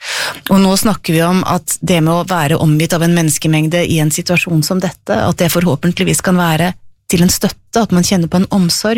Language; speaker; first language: Norwegian; native; Norwegian